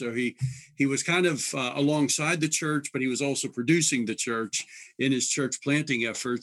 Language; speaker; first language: English; native; English